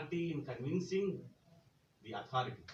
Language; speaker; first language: English; non-native, local second language; Telugu